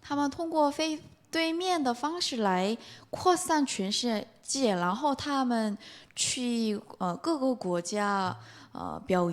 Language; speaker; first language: Chinese; non-native, fluent; Korean